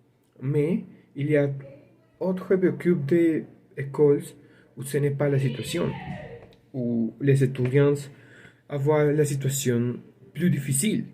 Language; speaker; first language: French; non-native, learner; Spanish